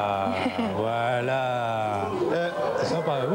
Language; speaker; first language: French; native; French